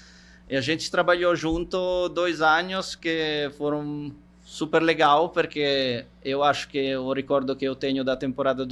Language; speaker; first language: Portuguese; non-native, fluent; Italian